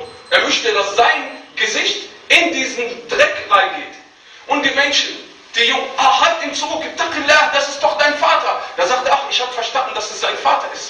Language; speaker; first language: German; non-native, fluent; Arabic